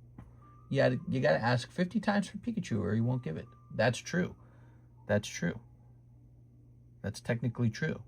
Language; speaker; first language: English; native; English